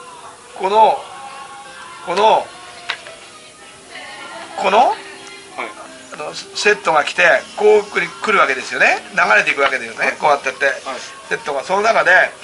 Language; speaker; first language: Japanese; native; Japanese